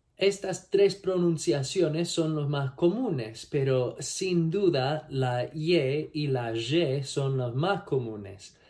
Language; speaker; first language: Spanish; non-native, learner; English